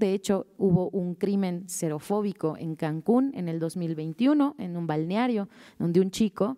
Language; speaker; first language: Spanish; native; Spanish